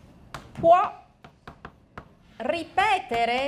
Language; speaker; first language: Italian; non-native, fluent; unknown